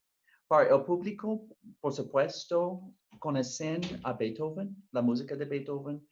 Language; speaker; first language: Spanish; non-native, fluent; English